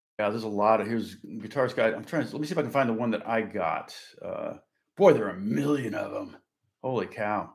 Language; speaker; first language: English; native; English